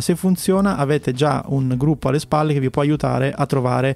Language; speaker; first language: Italian; native; Italian